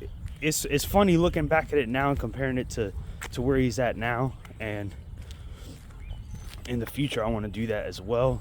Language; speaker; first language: English; native; English